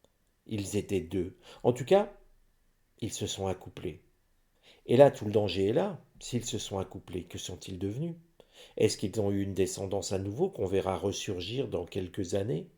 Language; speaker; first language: French; native; French